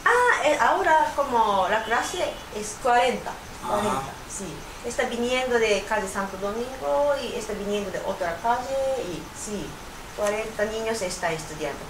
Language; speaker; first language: Spanish; non-native, learner; Japanese